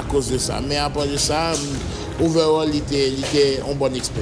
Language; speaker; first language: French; non-native, local second language; Haitian Creole